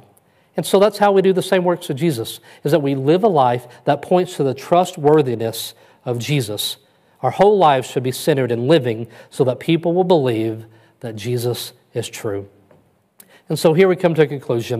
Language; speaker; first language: English; native; English